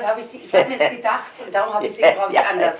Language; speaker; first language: German; native; German